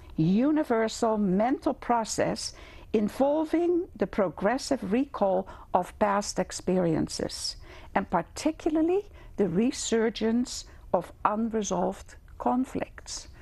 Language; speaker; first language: English; non-native, fluent; Dutch